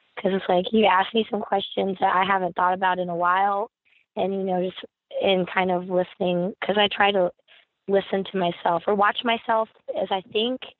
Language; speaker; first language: English; native; English